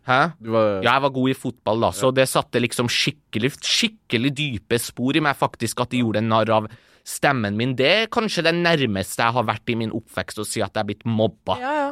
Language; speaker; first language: Norwegian; early bilingual, other home language; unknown